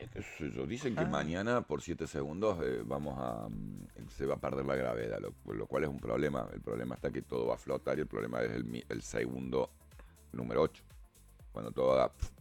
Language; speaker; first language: Spanish; native; Spanish